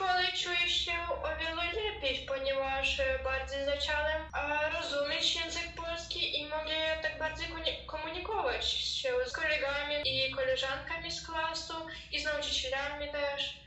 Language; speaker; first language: Polish; non-native, learner; Ukrainian